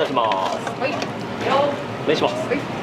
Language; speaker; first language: Japanese; native; Japanese